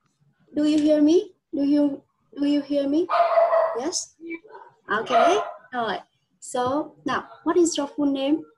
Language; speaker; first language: English; non-native, fluent; Vietnamese